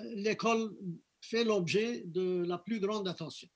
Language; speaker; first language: French; non-native, local second language; Arabic